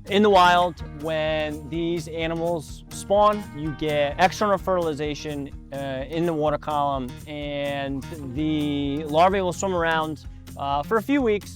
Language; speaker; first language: English; native; English